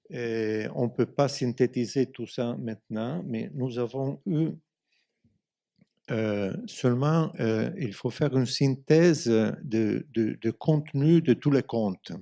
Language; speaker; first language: French; non-native, fluent; Italian